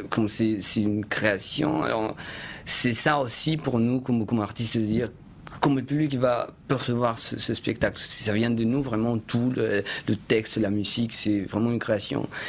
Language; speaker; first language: French; non-native, fluent; Spanish